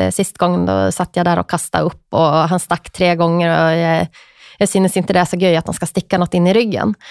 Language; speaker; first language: Swedish; native; Swedish